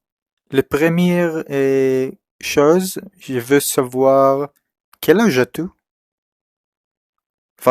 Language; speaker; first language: French; non-native, learner; English